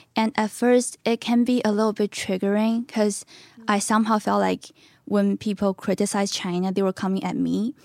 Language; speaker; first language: English; non-native, fluent; Chinese